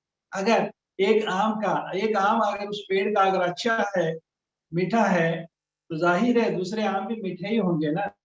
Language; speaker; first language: Hindi; native; Hindi